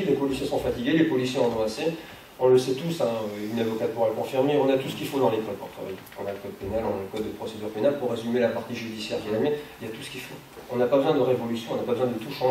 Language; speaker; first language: French; native; French